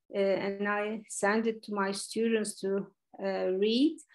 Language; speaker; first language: English; non-native, fluent; Turkish